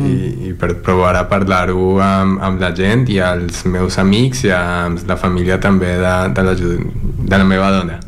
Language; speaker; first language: Catalan; non-native, learner; Spanish